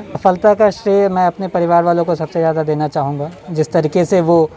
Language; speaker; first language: Hindi; native; Hindi